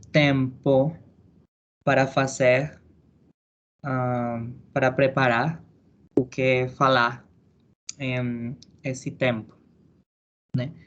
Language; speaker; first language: Portuguese; non-native, learner; Spanish